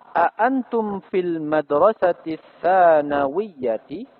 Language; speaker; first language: Arabic; non-native, fluent; Indonesian